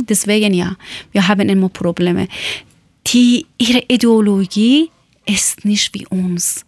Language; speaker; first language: German; non-native, learner; Persian